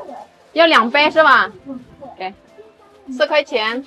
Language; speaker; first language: Chinese; non-native, local second language; Indonesian